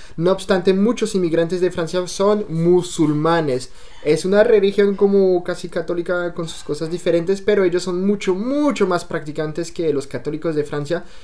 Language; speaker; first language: Spanish; non-native, fluent; French